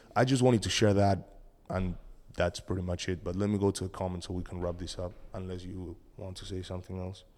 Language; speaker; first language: English; non-native, fluent; Spanish